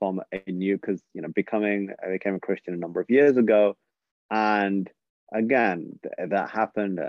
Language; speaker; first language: English; native; English